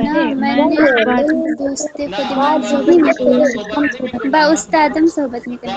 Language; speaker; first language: Persian; non-native, learner; Urdu